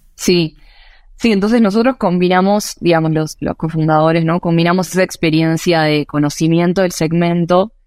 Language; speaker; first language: Spanish; native; Spanish